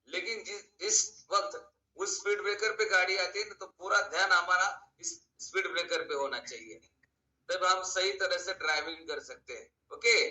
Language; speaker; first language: Hindi; non-native, local second language; Marathi